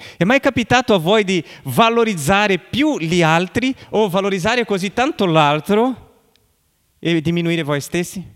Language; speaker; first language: Italian; non-native, fluent; Portuguese